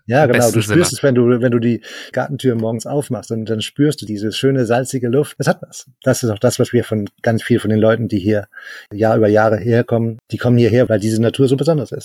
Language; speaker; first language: German; native; German